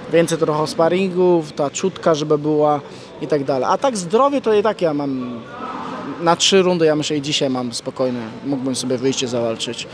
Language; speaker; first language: Polish; non-native, fluent; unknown